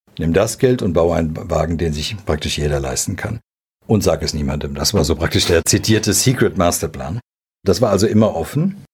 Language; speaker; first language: German; early bilingual, other home language; Serbian